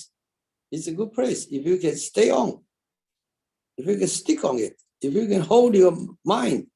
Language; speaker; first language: English; non-native, local second language; Chinese